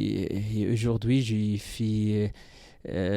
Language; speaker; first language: French; non-native, learner; Central Atlas Tamazight